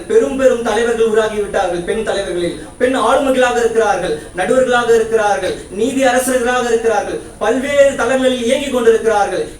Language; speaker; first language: Tamil; native; Tamil